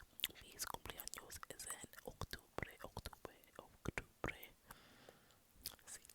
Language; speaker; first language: Spanish; non-native, learner; English